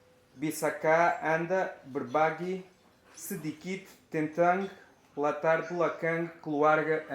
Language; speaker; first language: Indonesian; non-native, learner; Portuguese